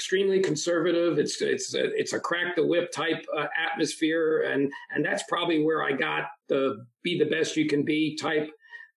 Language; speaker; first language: English; early bilingual, other home language; Italian